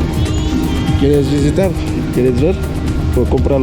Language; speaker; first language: Spanish; non-native, learner; Haitian Creole